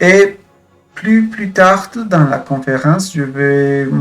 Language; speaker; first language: French; non-native, fluent; Spanish